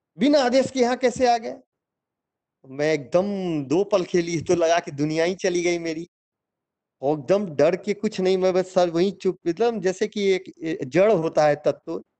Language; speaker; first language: Hindi; native; Hindi